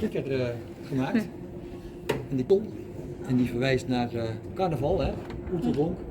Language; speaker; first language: Dutch; native; Dutch